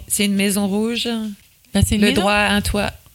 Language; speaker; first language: French; native; French